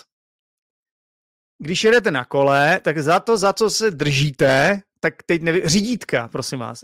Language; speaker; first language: Czech; native; Czech